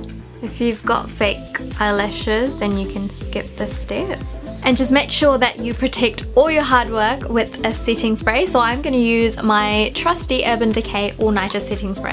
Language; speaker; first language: English; early bilingual, other home language; Sinhala